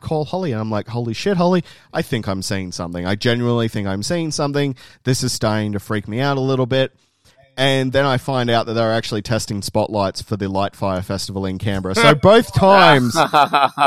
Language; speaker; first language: English; native; English